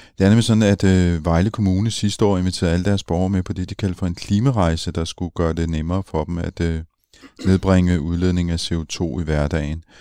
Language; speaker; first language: Danish; native; Danish